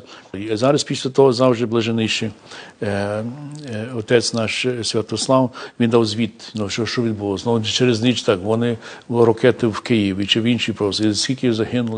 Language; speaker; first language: Ukrainian; early bilingual, heritage; English